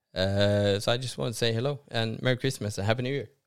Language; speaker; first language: English; non-native, fluent; Norwegian